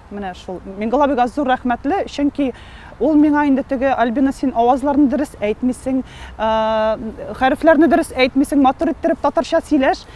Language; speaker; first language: Tatar; non-native, local second language; Russian